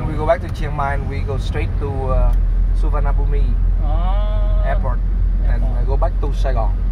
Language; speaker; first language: English; non-native, learner; Vietnamese